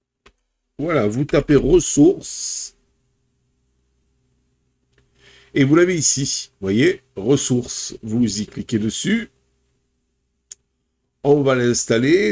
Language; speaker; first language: French; native; French